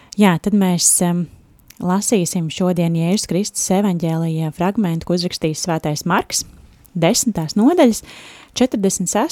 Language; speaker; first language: Latvian; native; Latvian